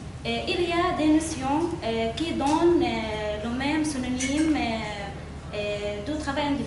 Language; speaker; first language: French; non-native, fluent; Arabic